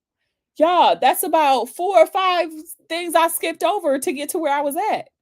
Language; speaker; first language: English; native; English